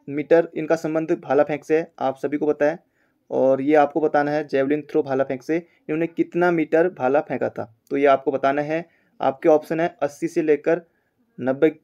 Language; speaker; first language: Hindi; native; Hindi